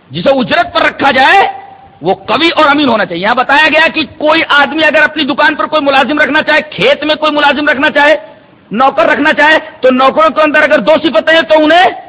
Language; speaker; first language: Urdu; native; Urdu